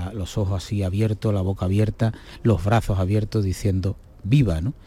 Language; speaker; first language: Spanish; native; Spanish